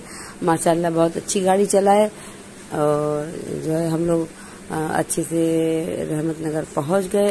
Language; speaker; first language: Hindi; native; Hindi